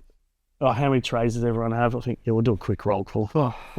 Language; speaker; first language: English; native; English